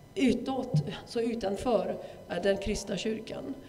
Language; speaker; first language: Swedish; non-native, fluent; German